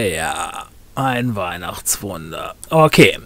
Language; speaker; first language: German; native; German